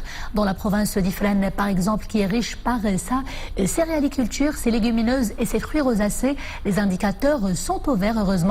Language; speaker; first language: French; non-native, local second language; Arabic